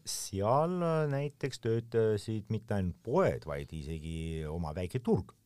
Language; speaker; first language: Estonian; non-native, local second language; Russian